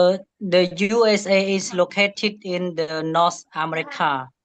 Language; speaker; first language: English; non-native, learner; Khmer